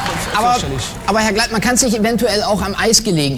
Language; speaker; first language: German; native; German